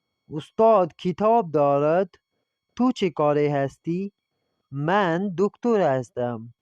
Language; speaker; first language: Persian; non-native, fluent; Urdu